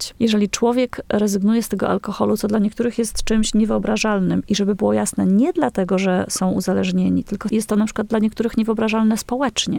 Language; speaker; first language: Polish; native; Polish